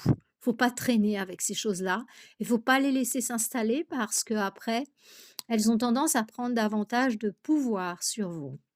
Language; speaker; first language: French; native; French